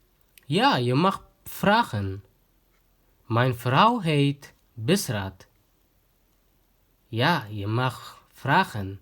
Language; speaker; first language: Dutch; non-native, learner; Tigrinya